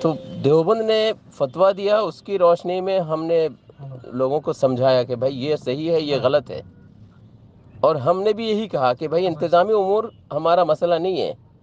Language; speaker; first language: Hindi; non-native, local second language; Bangla